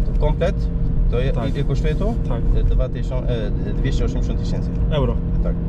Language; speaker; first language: Polish; non-native, learner; Turkish